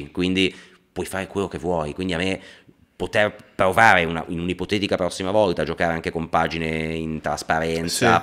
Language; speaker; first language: Italian; native; Italian